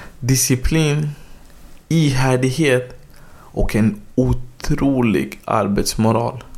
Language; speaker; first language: Swedish; early bilingual, other home language; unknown